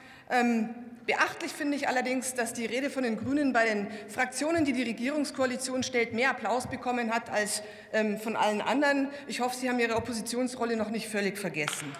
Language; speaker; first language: German; native; German